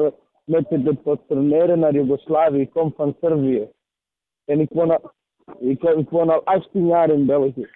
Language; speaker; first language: Dutch; non-native, fluent; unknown